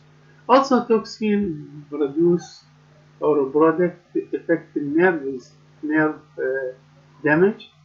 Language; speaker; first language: English; non-native, learner; Arabic